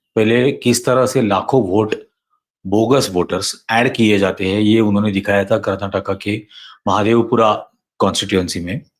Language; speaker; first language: Hindi; non-native, local second language; Marathi